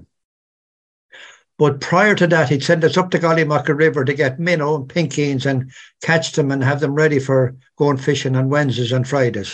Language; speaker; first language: English; native; English